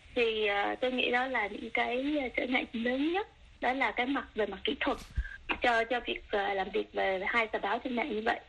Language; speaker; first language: Vietnamese; early bilingual, other home language; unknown